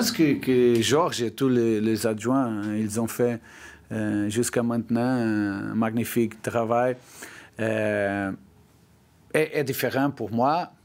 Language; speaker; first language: French; non-native, learner; Portuguese